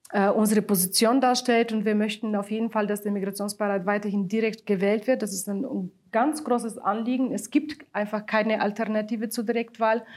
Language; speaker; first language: German; non-native, fluent; Bulgarian